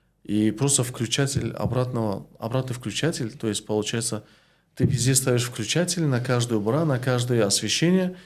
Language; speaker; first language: Russian; non-native, local second language; Tajik